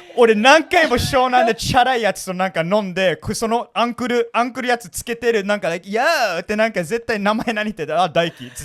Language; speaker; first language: Japanese; non-native, fluent; English